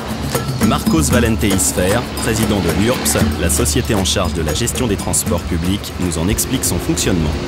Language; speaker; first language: French; native; French